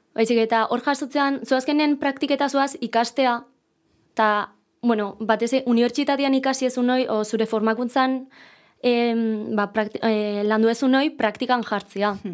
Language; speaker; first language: Basque; native; Basque